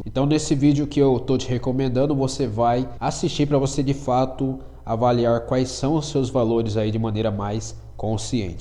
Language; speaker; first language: Portuguese; native; Portuguese